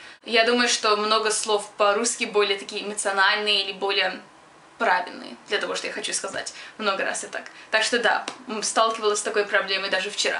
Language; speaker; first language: Russian; early bilingual, other home language; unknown